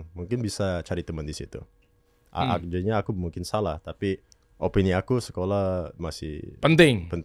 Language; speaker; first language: Indonesian; non-native, local second language; English